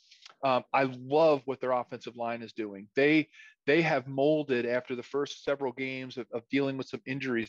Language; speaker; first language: English; native; English